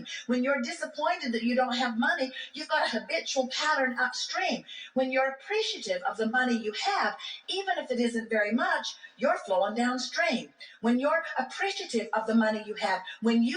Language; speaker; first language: English; native; English